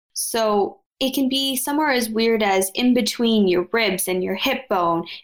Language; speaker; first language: English; native; English